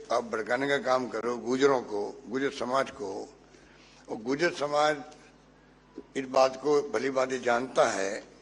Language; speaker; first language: Hindi; native; Hindi